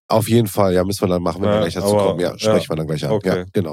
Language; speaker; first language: German; native; German